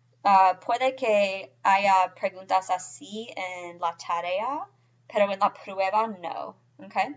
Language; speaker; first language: Spanish; non-native, fluent; English